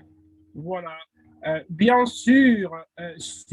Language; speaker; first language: French; non-native, fluent; Russian